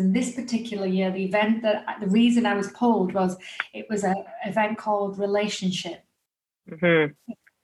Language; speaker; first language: English; native; English